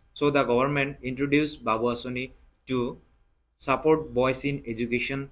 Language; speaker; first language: English; non-native, local second language; Assamese